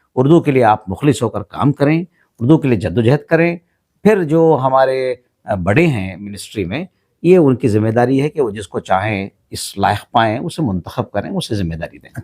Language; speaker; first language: Urdu; native; Urdu